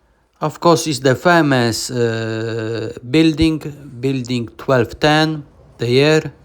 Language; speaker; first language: English; non-native, learner; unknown